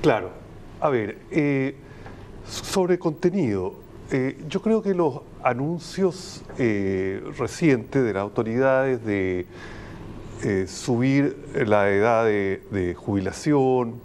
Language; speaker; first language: Spanish; native; Spanish